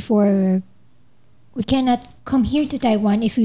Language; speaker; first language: English; non-native, local second language; Filipino